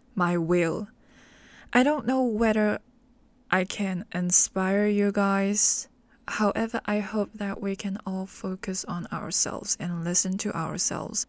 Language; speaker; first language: English; non-native, local second language; Cantonese